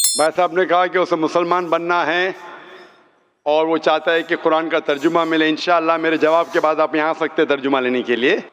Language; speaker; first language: Urdu; non-native, local second language; Konkani